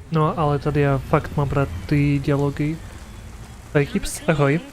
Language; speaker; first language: Czech; non-native, local second language; Ukrainian